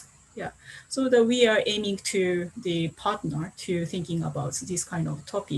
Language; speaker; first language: English; non-native, fluent; Japanese